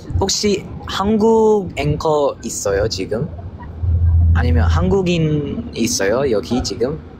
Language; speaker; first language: Korean; non-native, learner; Filipino